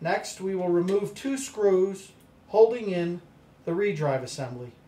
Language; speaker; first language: English; native; English